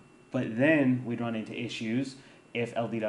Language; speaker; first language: English; native; English